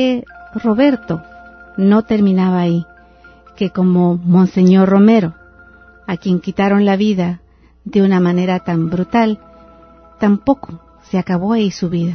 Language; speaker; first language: Spanish; native; Spanish